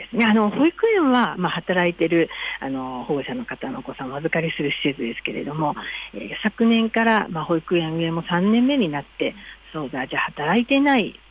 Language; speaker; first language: Japanese; native; Japanese